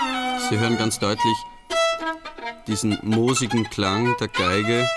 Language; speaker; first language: German; native; German